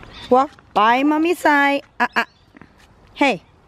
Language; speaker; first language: English; non-native, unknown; Vietnamese